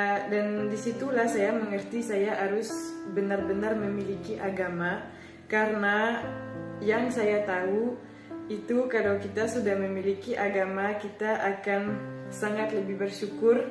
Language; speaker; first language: Indonesian; non-native, fluent; French